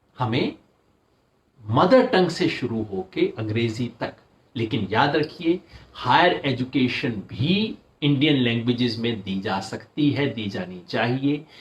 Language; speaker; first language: Hindi; native; Hindi